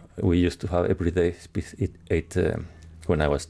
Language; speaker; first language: English; non-native, fluent; Spanish